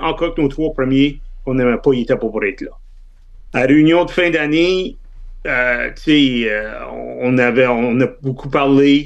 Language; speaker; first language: French; native; French